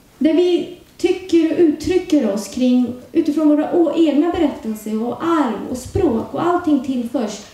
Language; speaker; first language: Swedish; early bilingual, other home language; Urdu